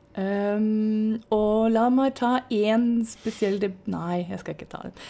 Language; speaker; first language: Norwegian; non-native, fluent; German